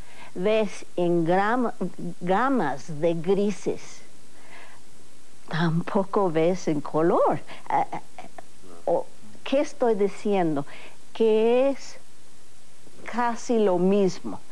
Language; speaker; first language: Spanish; non-native, fluent; English